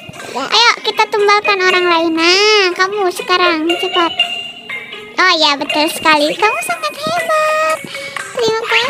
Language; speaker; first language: Indonesian; native; Indonesian